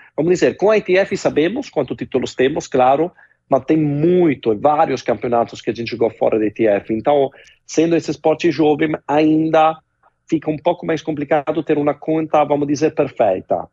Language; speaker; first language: Portuguese; non-native, fluent; Italian